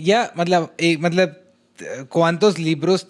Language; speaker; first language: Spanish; non-native, learner; Hindi